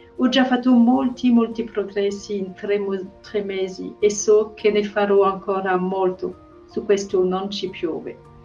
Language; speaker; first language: Italian; non-native, learner; French